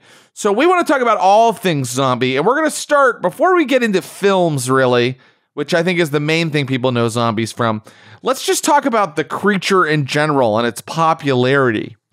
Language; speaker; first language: English; native; English